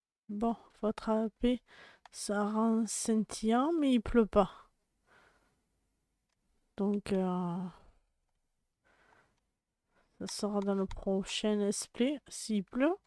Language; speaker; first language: French; native; French